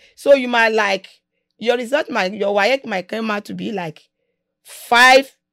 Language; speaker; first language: English; non-native, local second language; Yoruba